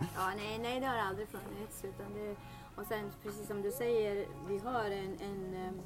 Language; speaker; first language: Swedish; native; Swedish